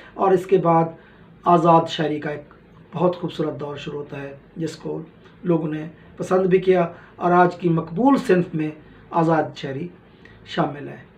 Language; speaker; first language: Urdu; non-native, local second language; Punjabi